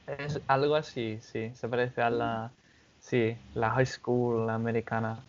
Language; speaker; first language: Spanish; non-native, fluent; English